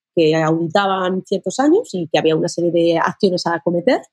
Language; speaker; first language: Spanish; native; Spanish